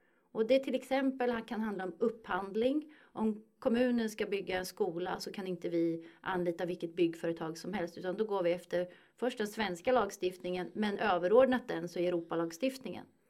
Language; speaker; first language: Swedish; native; Swedish